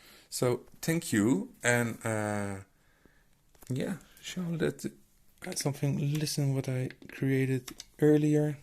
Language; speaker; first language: English; non-native, fluent; Dutch